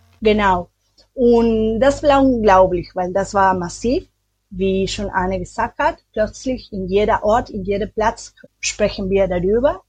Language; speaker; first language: German; non-native, learner; Spanish